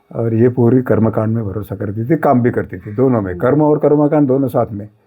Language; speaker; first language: Hindi; non-native, local second language; Marathi